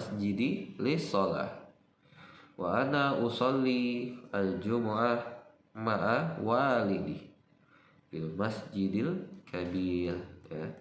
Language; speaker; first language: Arabic; non-native, fluent; Indonesian